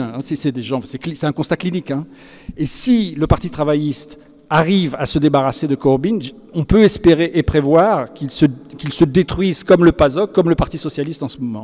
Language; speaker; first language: French; native; French